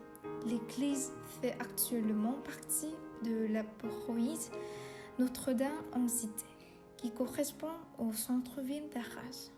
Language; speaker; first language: French; non-native, learner; Vietnamese